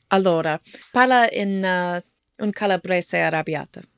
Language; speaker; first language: Italian; non-native, learner; English